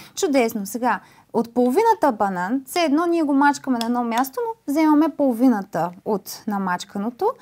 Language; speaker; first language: Bulgarian; native; Bulgarian